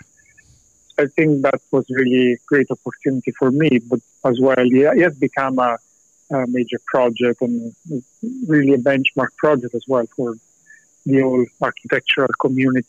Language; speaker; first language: English; non-native, fluent; Italian